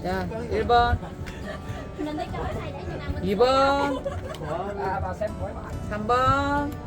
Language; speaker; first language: Korean; native; Korean